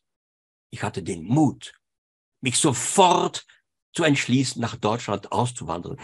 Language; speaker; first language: German; non-native, fluent; French